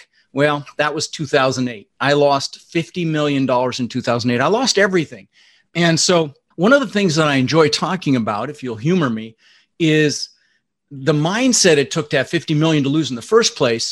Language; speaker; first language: English; early bilingual, other home language; Dutch